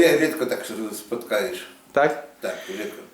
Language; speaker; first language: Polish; non-native, learner; Ukrainian